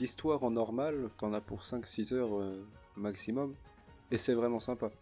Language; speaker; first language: French; native; French